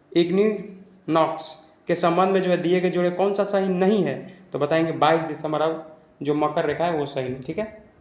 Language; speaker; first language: Hindi; native; Hindi